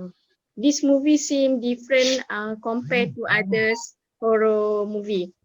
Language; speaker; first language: English; non-native, learner; Malay